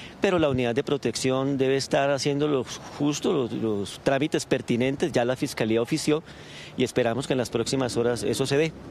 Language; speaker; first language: Spanish; native; Spanish